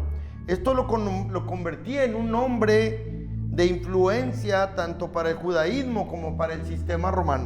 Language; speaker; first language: Spanish; native; Spanish